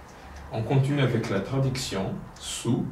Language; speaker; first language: French; non-native, local second language; Kinyarwanda